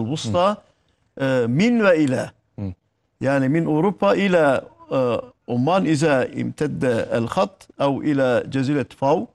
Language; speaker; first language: Arabic; non-native, fluent; Turkish